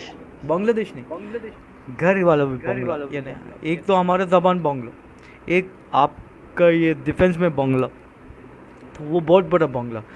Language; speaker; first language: Hindi; non-native, fluent; Bangla